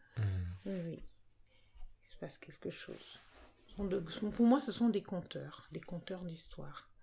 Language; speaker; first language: French; native; French